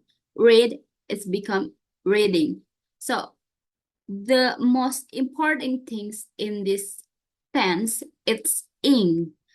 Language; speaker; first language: English; non-native, learner; Indonesian